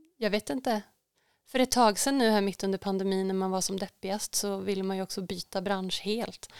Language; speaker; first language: Swedish; native; Swedish